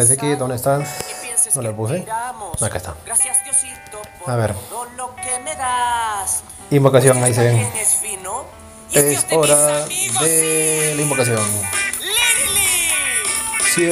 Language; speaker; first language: Spanish; native; Spanish